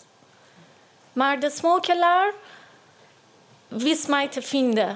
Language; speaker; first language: Dutch; non-native, learner; Persian